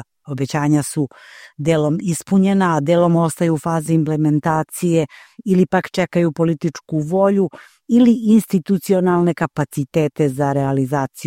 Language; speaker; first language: Croatian; native; Croatian